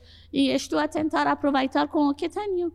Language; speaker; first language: Portuguese; non-native, fluent; Persian